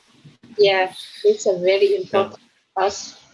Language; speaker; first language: English; non-native, learner; Vietnamese